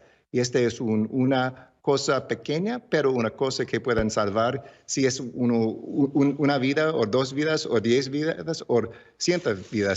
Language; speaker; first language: Spanish; early bilingual, heritage; English